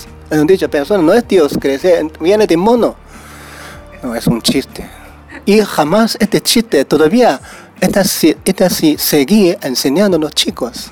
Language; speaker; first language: Spanish; non-native, learner; Chinese